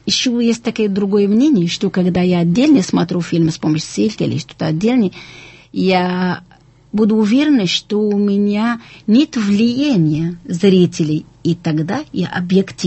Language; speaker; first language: Russian; non-native, fluent; Arabic